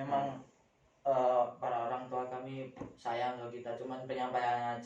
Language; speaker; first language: Indonesian; native; Indonesian